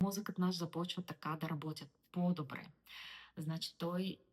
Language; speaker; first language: Bulgarian; non-native, learner; Russian